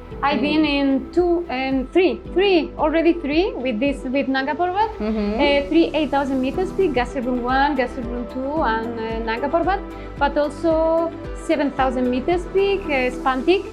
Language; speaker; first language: English; non-native, learner; Spanish